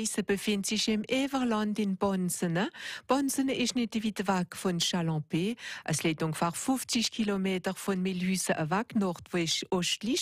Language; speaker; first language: German; native; German